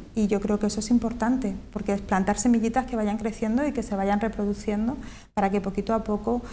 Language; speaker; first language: Spanish; native; Spanish